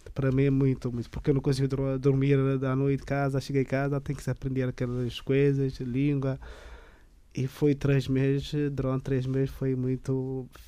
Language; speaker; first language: Portuguese; non-native, learner; Tigrinya